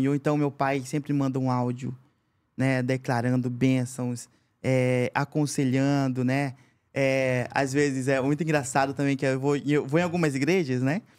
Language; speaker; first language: Portuguese; native; Portuguese